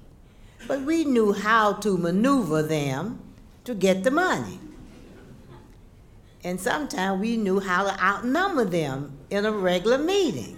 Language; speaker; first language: English; native; English